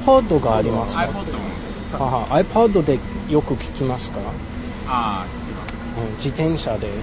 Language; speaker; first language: Japanese; non-native, learner; English